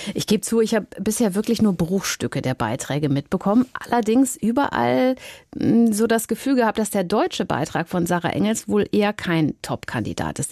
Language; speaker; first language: German; native; German